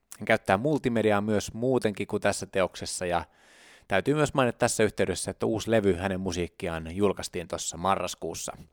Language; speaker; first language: Finnish; native; Finnish